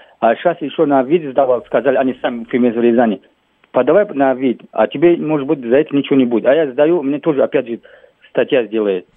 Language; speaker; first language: Russian; non-native, fluent; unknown